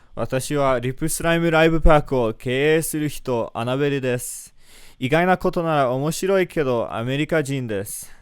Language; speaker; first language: Japanese; non-native, learner; English